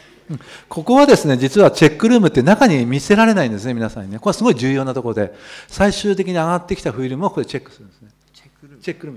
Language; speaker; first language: Japanese; native; Japanese